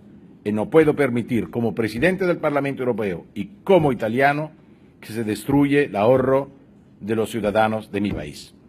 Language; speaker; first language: Spanish; non-native, fluent; Italian